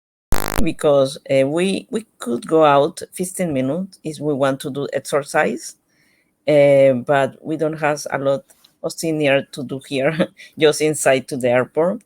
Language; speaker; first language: English; non-native, learner; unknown